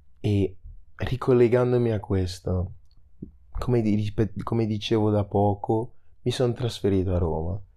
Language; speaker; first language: Italian; early bilingual, other home language; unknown